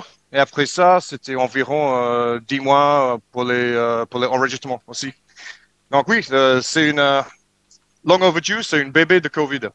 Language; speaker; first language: French; non-native, learner; English